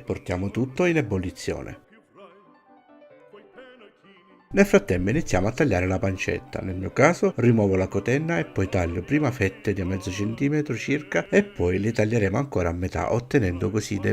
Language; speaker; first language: Italian; native; Italian